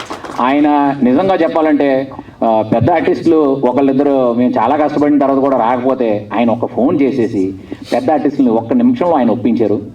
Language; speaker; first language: Telugu; native; Telugu